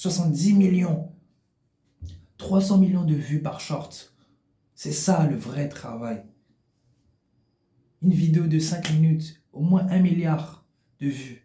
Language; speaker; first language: French; native; French